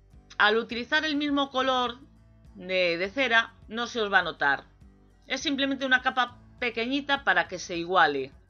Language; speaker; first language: Spanish; native; Spanish